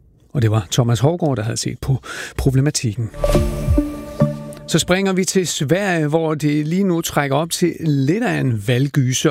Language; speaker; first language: Danish; native; Danish